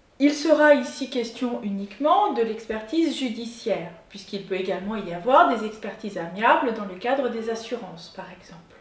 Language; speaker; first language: French; native; French